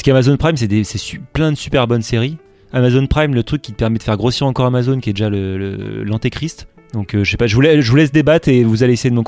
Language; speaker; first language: French; native; French